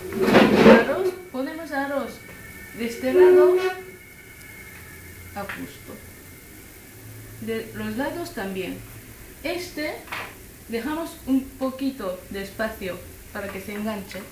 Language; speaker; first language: Spanish; non-native, learner; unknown